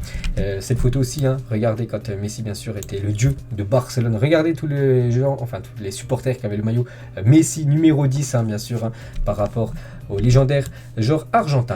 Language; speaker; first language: French; native; French